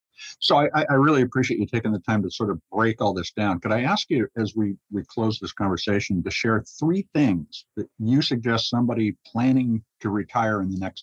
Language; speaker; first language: English; native; English